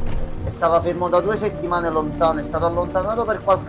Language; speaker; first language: Italian; native; Italian